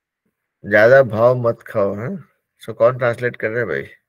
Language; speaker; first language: Hindi; native; Hindi